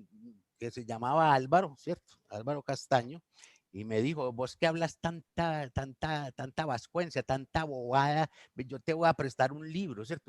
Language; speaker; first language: Spanish; native; Spanish